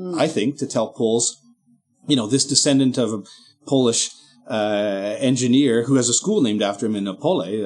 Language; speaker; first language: English; native; English